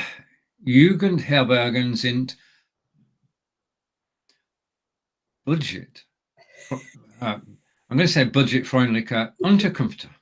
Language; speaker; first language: German; non-native, learner; English